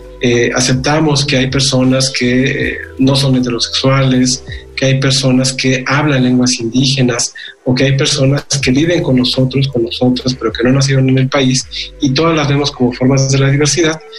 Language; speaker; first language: Spanish; native; Spanish